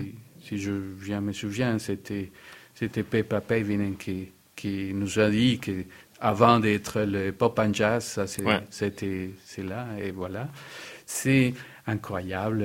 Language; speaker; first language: French; non-native, fluent; Spanish